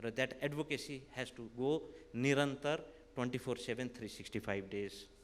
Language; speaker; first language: English; non-native, local second language; Nepali